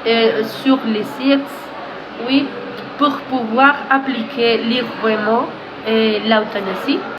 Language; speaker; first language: French; non-native, learner; Spanish